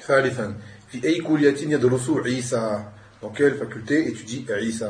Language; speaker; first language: Arabic; non-native, fluent; French